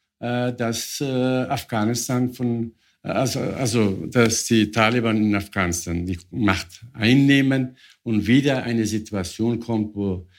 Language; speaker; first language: German; non-native, fluent; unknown